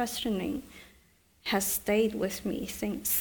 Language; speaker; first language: English; non-native, fluent; Chinese